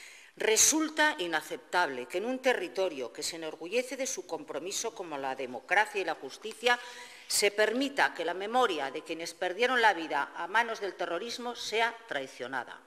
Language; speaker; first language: Spanish; native; Spanish